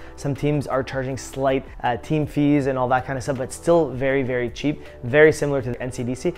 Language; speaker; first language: English; native; English